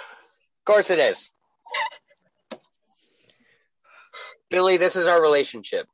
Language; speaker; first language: English; native; English